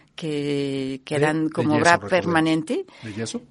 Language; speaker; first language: Spanish; non-native, fluent; French